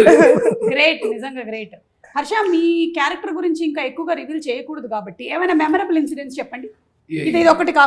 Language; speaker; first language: Telugu; native; Telugu